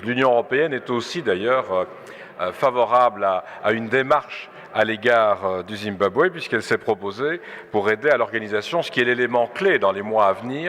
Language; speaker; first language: French; native; French